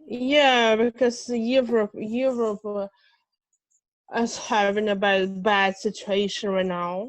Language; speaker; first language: English; non-native, fluent; Russian